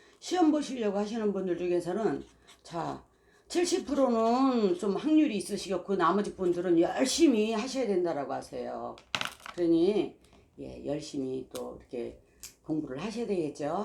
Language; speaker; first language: Korean; native; Korean